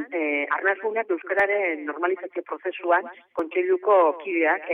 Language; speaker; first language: Basque; native; Basque